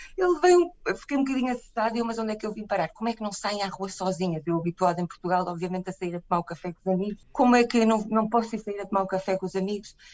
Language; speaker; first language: Portuguese; native; Portuguese